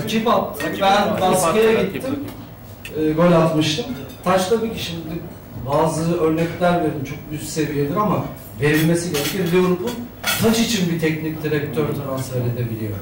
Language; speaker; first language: Turkish; native; Turkish